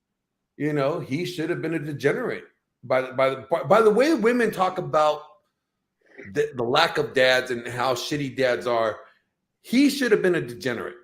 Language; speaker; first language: English; native; English